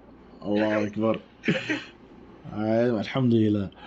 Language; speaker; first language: Arabic; non-native, fluent; English